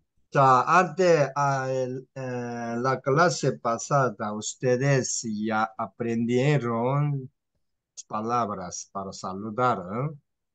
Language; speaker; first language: Spanish; non-native, learner; Korean